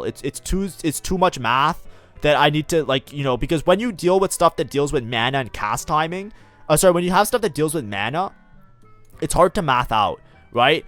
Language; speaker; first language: English; native; English